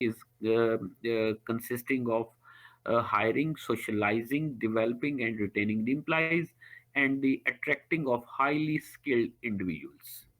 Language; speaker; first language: English; non-native, local second language; Urdu